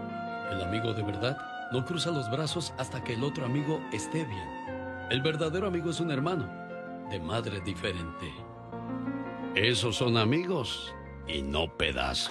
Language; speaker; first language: Spanish; native; Spanish